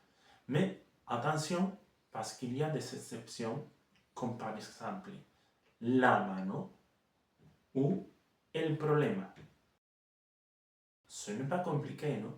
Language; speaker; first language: French; non-native, fluent; Spanish